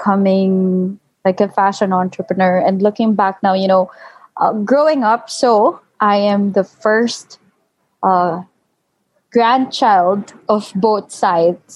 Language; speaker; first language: English; non-native, local second language; Filipino